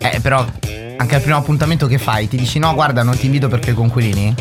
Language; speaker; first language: Italian; native; Italian